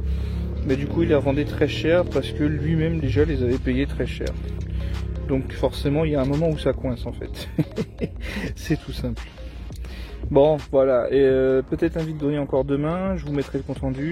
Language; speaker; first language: French; native; French